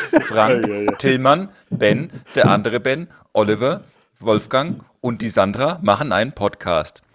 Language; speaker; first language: German; native; German